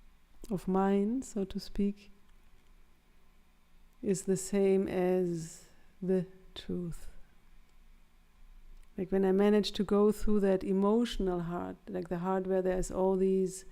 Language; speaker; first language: English; non-native, fluent; German